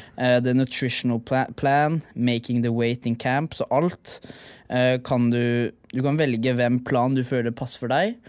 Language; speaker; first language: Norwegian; native; Norwegian